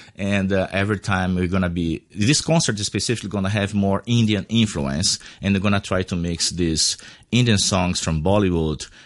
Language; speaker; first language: English; non-native, fluent; Portuguese